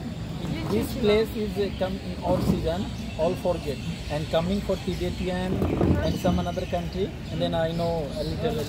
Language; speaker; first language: English; non-native, learner; Hindi